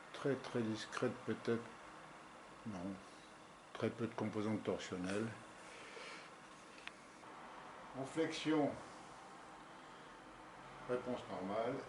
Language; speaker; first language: French; native; French